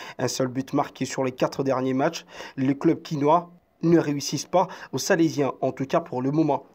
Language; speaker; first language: French; non-native, local second language; Swahili